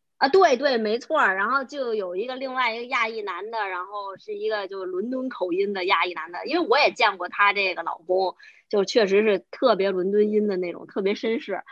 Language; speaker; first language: Chinese; native; Chinese